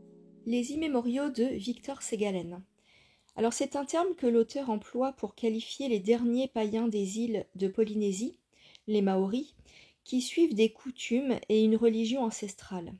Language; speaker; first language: French; native; French